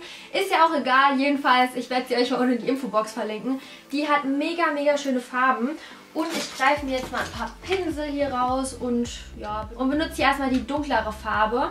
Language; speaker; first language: German; native; German